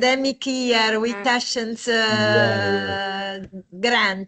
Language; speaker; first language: English; non-native, fluent; Italian